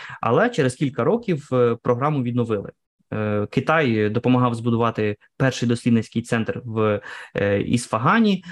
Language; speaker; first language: Ukrainian; native; Ukrainian